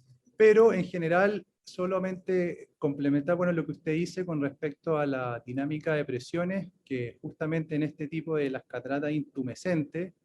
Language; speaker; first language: Spanish; native; Spanish